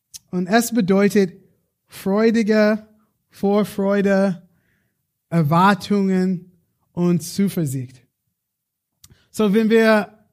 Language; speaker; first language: German; non-native, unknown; English